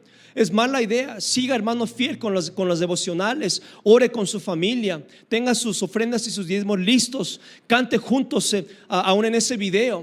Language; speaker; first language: Spanish; native; Spanish